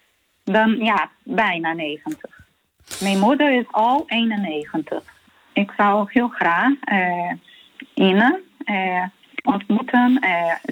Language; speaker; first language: Dutch; non-native, learner; Portuguese